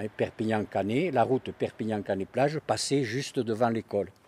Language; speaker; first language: French; native; French